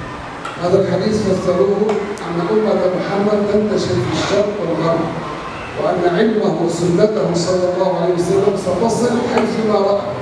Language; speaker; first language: Arabic; native; Arabic